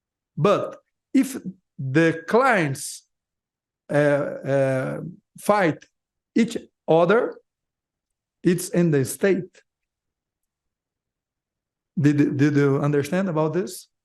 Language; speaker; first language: English; non-native, learner; Portuguese